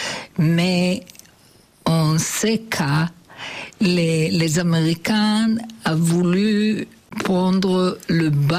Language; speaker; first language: French; non-native, learner; Hebrew